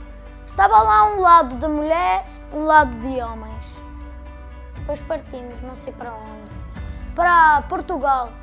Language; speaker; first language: Portuguese; early bilingual, other home language; Arabic